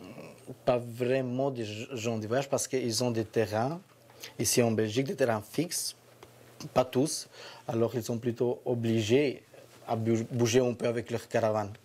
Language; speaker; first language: French; non-native, fluent; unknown